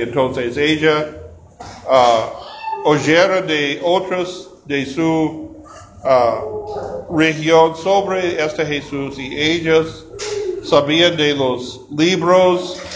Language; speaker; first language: Spanish; non-native, learner; English